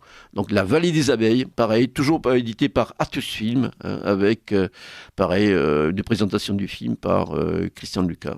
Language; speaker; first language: French; native; French